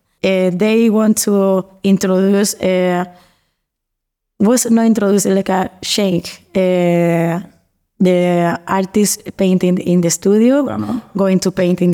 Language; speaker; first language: English; non-native, learner; Spanish